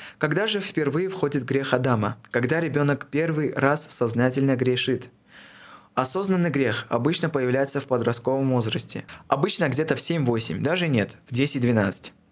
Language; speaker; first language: Russian; non-native, local second language; Armenian